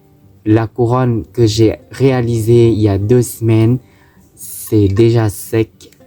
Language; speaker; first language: French; non-native, fluent; Thai